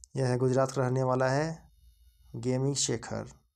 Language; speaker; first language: Hindi; native; Hindi